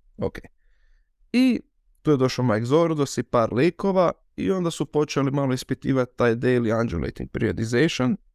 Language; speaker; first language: Croatian; native; Croatian